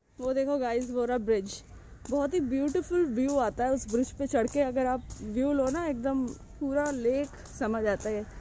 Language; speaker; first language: Hindi; native; Hindi